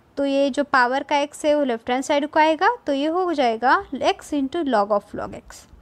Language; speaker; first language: Hindi; non-native, local second language; Marathi